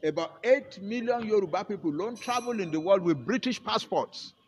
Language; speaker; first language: English; non-native, local second language; Yoruba